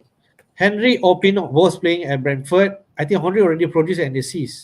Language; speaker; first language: English; non-native, local second language; Malay